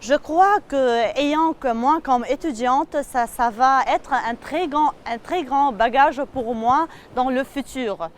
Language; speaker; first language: French; non-native, local second language; Arabic